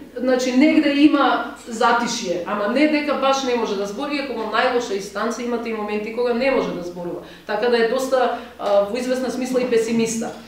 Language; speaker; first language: Macedonian; native; Macedonian